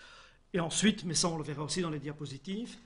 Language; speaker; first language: French; native; French